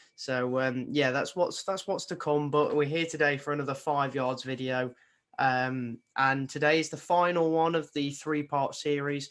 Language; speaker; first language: English; native; English